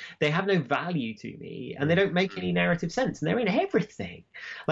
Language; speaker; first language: English; native; English